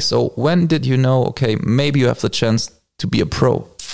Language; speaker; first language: English; non-native, fluent; German